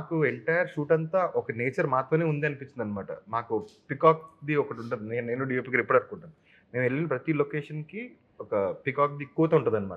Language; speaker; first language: Telugu; native; Telugu